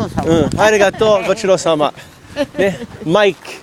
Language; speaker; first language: Japanese; non-native, learner; English